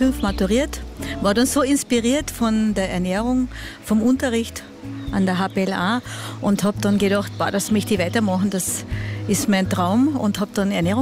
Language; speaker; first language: German; native; German